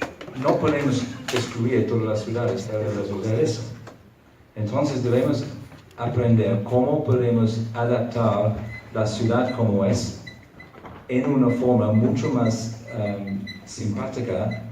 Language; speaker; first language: Spanish; non-native, fluent; English